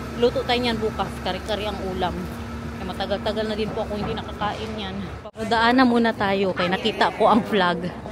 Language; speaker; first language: Filipino; non-native, local second language; Cebuano